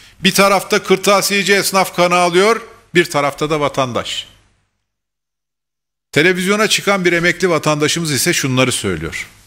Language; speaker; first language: Turkish; native; Turkish